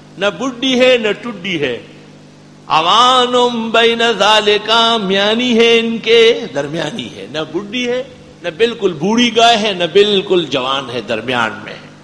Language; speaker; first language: Urdu; non-native, local second language; Pashto